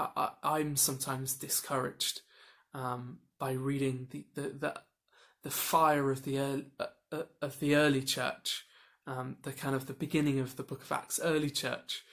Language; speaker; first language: English; native; English